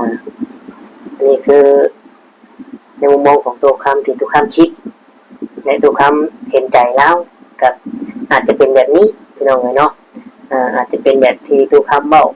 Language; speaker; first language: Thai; non-native, local second language; Lao